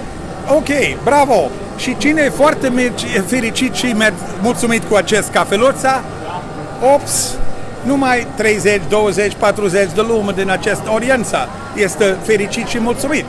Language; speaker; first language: Romanian; non-native, learner; Dutch